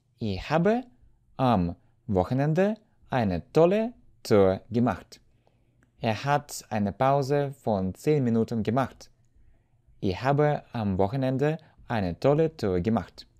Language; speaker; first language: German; non-native, fluent; Russian